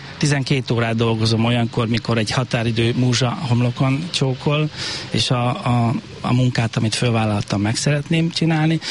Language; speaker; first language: Hungarian; native; Hungarian